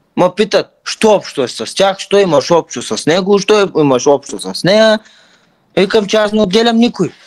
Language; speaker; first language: Bulgarian; non-native, local second language; Turkish